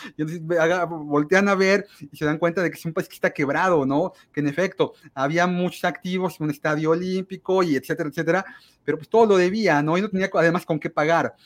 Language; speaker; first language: Spanish; native; Spanish